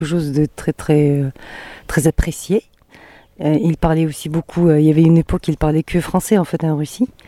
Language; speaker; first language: French; non-native, fluent; Russian